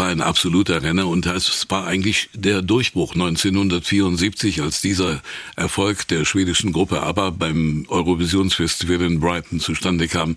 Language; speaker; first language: German; native; German